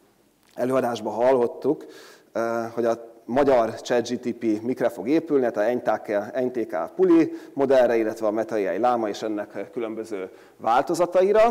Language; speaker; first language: Hungarian; native; Hungarian